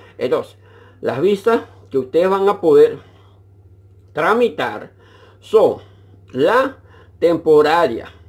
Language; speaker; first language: Spanish; native; Spanish